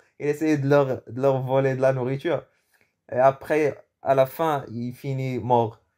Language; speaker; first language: French; early bilingual, other home language; Arabic